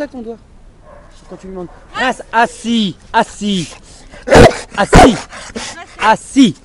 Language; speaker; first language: French; native; French